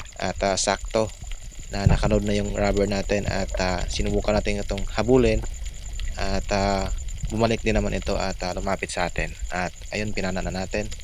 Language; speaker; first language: Filipino; non-native, local second language; Cebuano